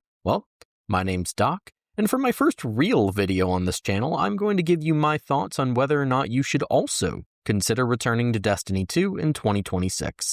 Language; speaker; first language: English; native; English